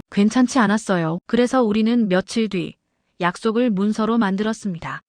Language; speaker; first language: Korean; non-native, fluent; Spanish